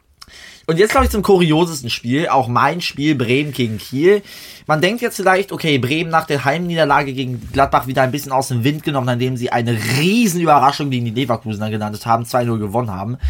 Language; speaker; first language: German; native; German